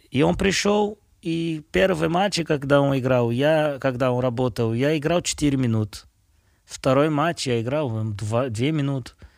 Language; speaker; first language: Russian; non-native, fluent; Portuguese